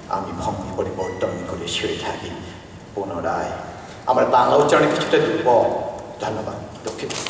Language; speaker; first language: Bangla; non-native, local second language; Manipuri